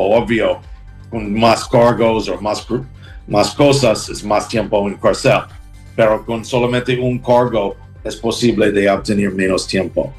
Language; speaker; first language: Spanish; non-native, learner; English